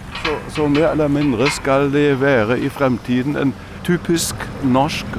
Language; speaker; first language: Norwegian; non-native, fluent; German